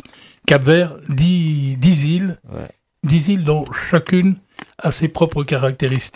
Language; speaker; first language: French; native; French